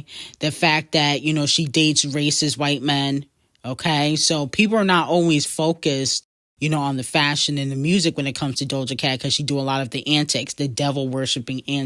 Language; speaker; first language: English; native; English